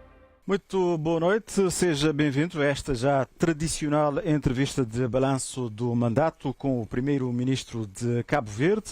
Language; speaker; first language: Portuguese; non-native, local second language; Kabuverdianu